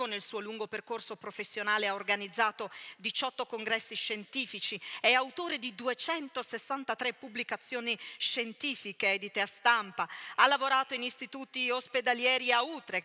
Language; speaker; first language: Italian; native; Italian